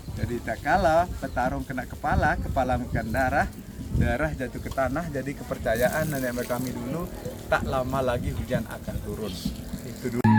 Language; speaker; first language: Indonesian; non-native, local second language; Sasak